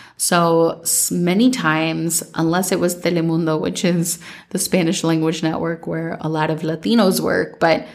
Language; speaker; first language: English; early bilingual, other home language; Spanish